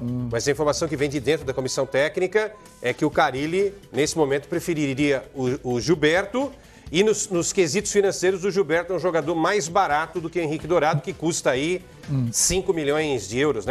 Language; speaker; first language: Portuguese; native; Portuguese